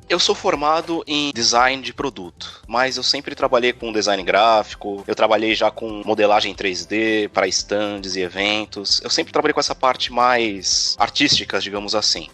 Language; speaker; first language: Portuguese; native; Portuguese